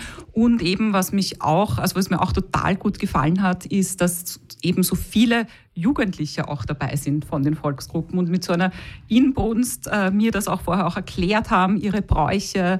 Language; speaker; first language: German; native; German